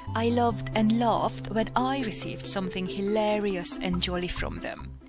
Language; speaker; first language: English; non-native, fluent; Hungarian